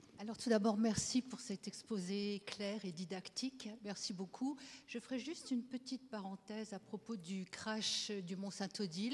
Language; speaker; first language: French; native; French